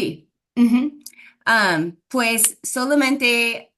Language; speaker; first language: Spanish; non-native, fluent; English